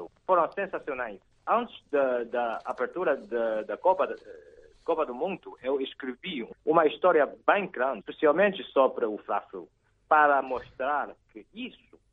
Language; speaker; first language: Portuguese; non-native, fluent; Chinese